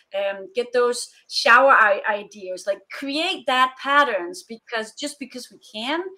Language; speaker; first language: English; non-native, fluent; Danish